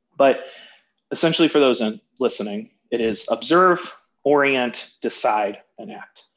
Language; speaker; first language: English; native; English